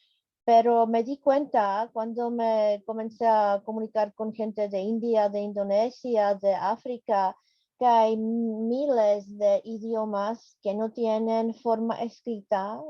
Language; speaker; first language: Spanish; non-native, fluent; Czech